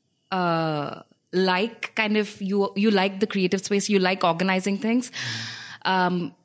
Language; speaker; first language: English; non-native, local second language; Telugu